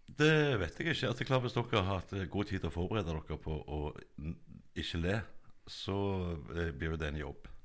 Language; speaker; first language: Norwegian; native; Norwegian